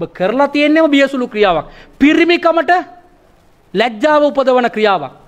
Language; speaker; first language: Sinhala; non-native, local second language; Tamil